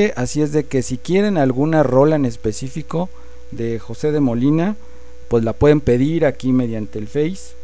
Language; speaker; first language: Spanish; native; Spanish